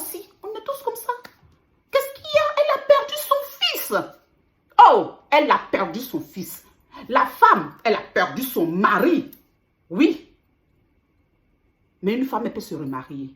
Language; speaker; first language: French; native; French